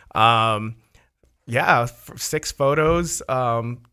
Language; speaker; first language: English; native; English